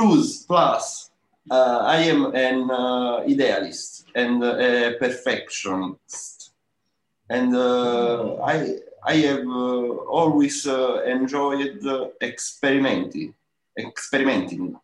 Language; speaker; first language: English; non-native, learner; Italian